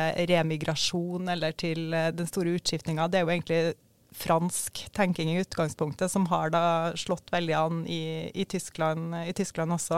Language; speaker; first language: Norwegian; native; Norwegian